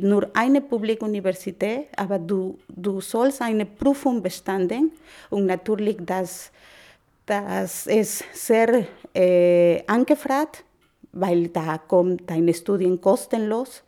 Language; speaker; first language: German; non-native, learner; Spanish